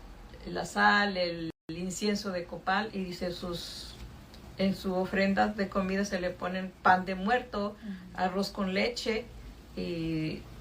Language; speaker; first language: Spanish; native; Spanish